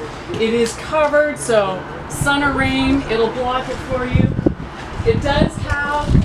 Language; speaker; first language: English; native; English